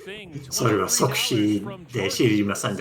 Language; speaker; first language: Japanese; non-native, learner; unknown